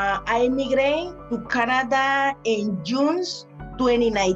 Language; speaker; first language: English; non-native, learner; Spanish